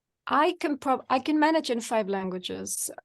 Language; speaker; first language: English; non-native, fluent; Swedish